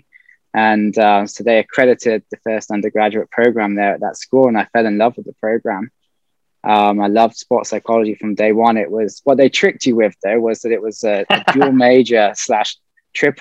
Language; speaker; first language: English; native; English